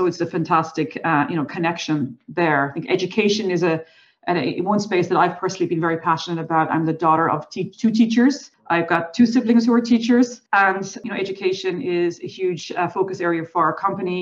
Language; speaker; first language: English; native; English